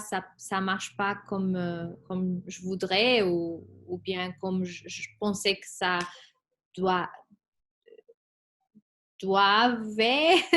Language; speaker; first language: French; non-native, fluent; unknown